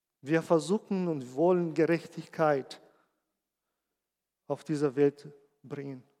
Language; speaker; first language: German; non-native, fluent; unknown